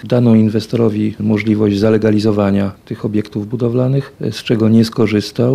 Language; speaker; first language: Polish; native; Polish